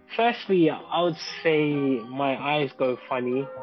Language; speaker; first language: English; native; English